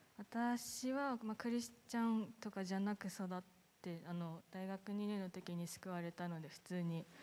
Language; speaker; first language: Japanese; native; Japanese